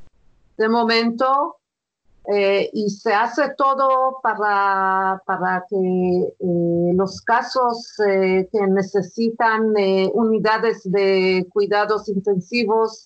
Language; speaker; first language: Spanish; non-native, fluent; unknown